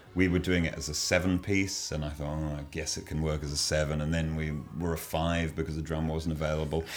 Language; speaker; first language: English; native; English